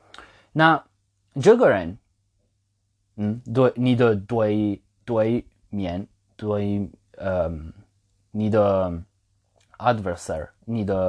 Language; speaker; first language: Chinese; non-native, fluent; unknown